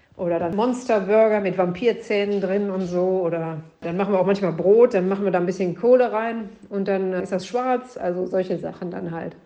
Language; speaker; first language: German; native; German